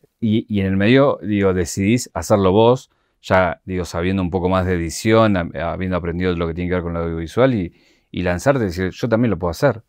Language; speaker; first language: Spanish; native; Spanish